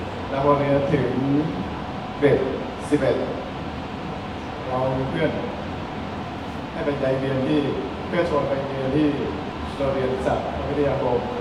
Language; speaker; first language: Thai; non-native, fluent; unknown